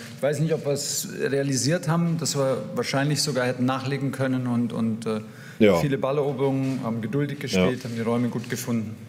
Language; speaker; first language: German; native; German